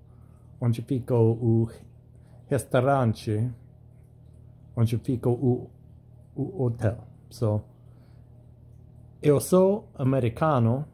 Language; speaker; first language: Portuguese; non-native, learner; English